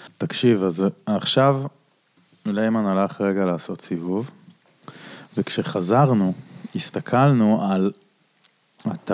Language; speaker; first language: Hebrew; native; Hebrew